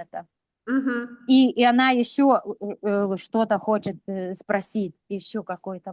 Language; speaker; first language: Russian; non-native, local second language; Lithuanian